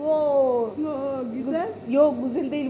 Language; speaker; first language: Turkish; non-native, learner; Gujarati